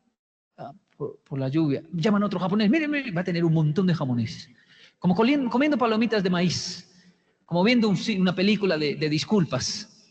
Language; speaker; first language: Spanish; native; Spanish